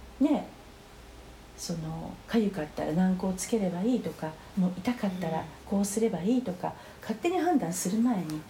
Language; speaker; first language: Japanese; native; Japanese